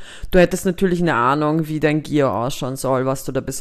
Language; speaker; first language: German; native; German